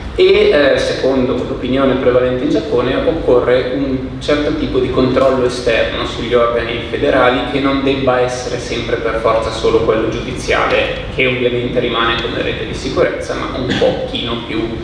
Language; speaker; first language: Italian; native; Italian